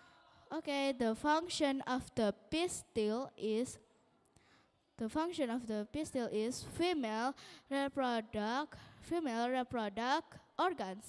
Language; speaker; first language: English; non-native, learner; Indonesian